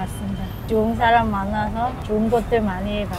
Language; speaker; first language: Korean; non-native, fluent; Vietnamese